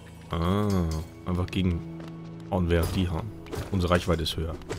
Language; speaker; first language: German; native; German